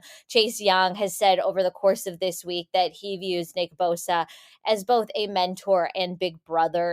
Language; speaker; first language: English; native; English